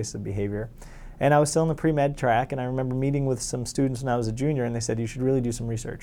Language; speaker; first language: English; native; English